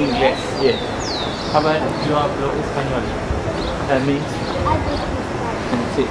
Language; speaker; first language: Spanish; non-native, learner; English